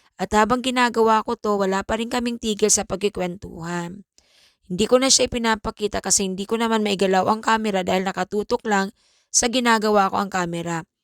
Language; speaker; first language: Filipino; native; Filipino